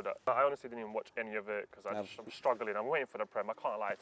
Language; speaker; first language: English; early bilingual, other home language; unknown